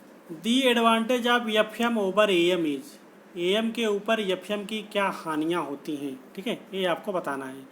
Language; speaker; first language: Hindi; native; Hindi